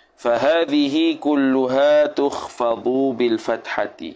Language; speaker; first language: Arabic; non-native, fluent; Malay